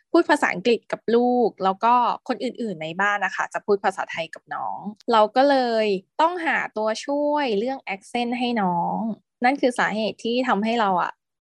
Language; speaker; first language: Thai; native; Thai